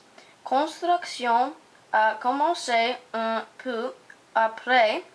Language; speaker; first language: French; non-native, learner; English